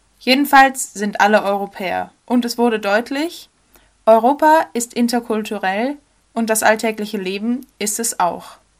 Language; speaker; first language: German; native; German